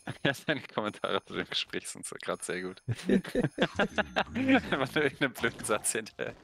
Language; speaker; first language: German; native; German